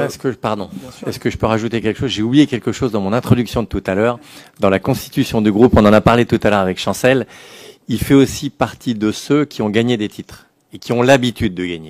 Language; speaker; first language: French; native; French